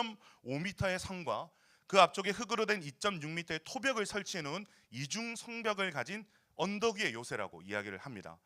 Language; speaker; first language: Korean; native; Korean